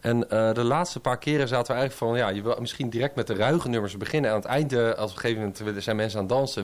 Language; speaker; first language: Dutch; native; Dutch